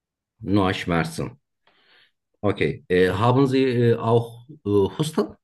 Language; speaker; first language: German; non-native, learner; Turkish